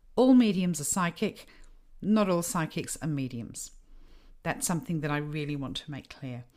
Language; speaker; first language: English; native; English